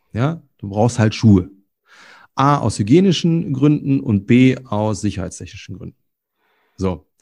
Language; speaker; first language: German; native; German